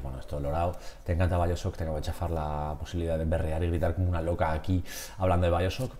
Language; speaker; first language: Spanish; native; Spanish